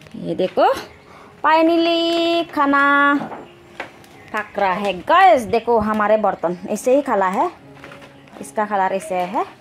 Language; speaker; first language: Hindi; non-native, local second language; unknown